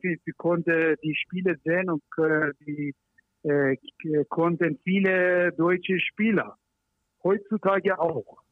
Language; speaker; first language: German; non-native, learner; Persian